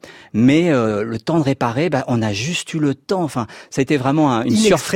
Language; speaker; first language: French; native; French